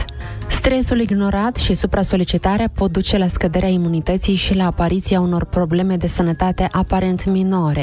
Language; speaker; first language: Romanian; native; Romanian